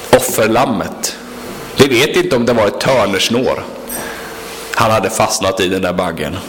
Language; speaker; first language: Swedish; native; Swedish